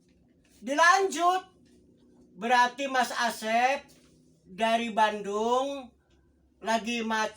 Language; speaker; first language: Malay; non-native, local second language; Javanese